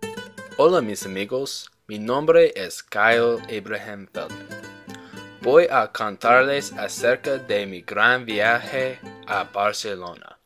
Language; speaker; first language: Spanish; non-native, learner; English